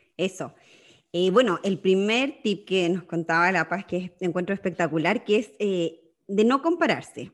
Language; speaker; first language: Spanish; native; Spanish